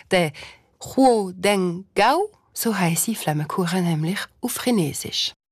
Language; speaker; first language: German; non-native, local second language; Swiss German